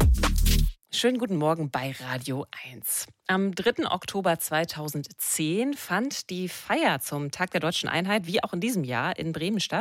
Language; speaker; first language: German; native; German